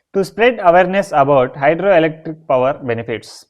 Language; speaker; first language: English; non-native, local second language; Telugu